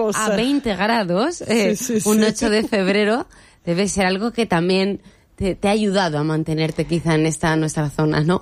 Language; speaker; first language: Spanish; native; Spanish